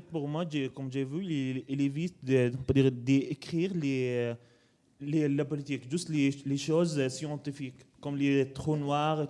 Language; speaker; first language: French; non-native, learner; Arabic